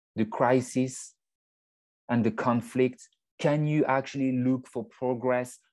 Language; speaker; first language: English; non-native, fluent; French